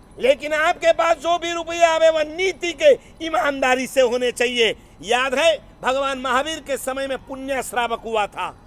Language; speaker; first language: Hindi; non-native, local second language; Gujarati